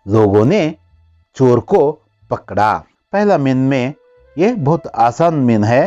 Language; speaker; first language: Hindi; non-native, local second language; Kannada